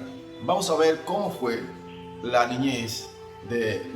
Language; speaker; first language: Spanish; native; Spanish